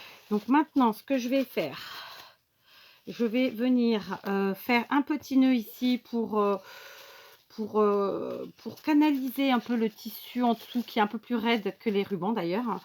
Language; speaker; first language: French; native; French